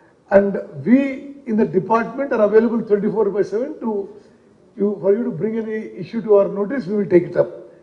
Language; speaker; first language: English; non-native, local second language; Telugu